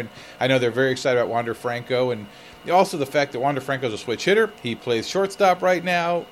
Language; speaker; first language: English; native; English